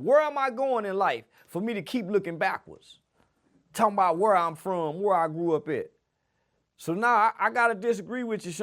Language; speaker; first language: English; native; English